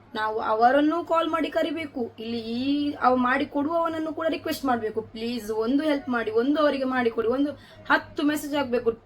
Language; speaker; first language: Kannada; non-native, local second language; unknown